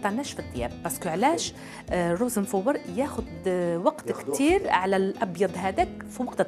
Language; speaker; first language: Arabic; native; Arabic